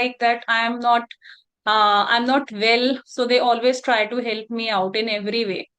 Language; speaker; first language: English; non-native, local second language; Hindi